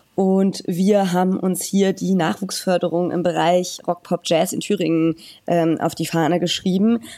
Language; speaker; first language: German; native; German